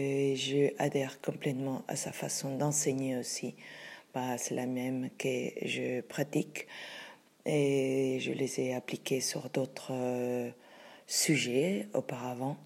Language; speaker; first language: French; non-native, fluent; Spanish